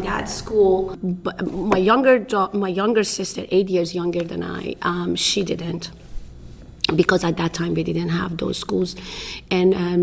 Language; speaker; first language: English; non-native, fluent; Persian